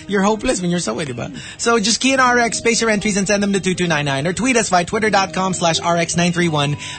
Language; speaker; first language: English; non-native, local second language; Filipino